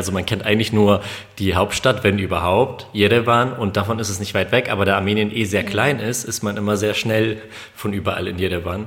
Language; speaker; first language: German; early bilingual, other home language; Armenian